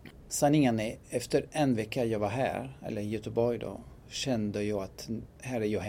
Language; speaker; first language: Swedish; non-native, fluent; French